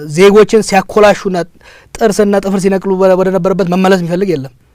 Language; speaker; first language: Amharic; non-native, local second language; Oromo